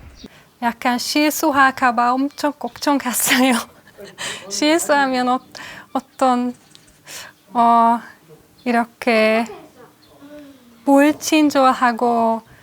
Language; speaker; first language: Korean; non-native, fluent; Hungarian